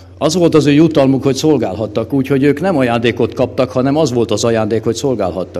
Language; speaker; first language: Hungarian; native; Hungarian